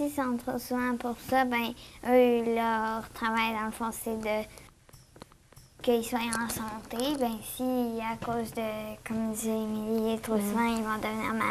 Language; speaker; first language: French; native; French